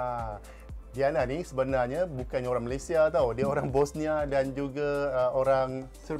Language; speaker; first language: Malay; native; Malay